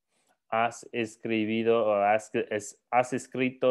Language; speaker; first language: Spanish; non-native, learner; English